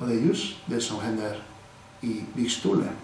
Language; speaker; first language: Swedish; non-native, fluent; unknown